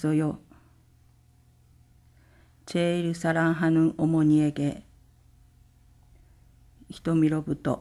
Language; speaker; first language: Korean; non-native, learner; Japanese